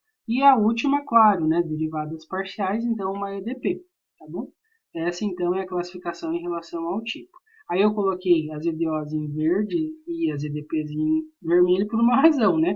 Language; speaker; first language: Portuguese; native; Portuguese